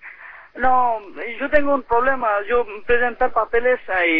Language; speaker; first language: Spanish; non-native, learner; Bangla